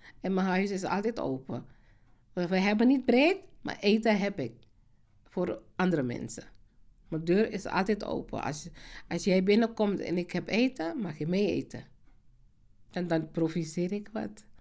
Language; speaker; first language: Dutch; non-native, fluent; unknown